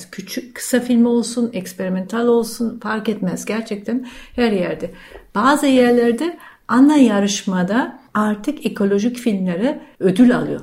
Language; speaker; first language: Turkish; non-native, fluent; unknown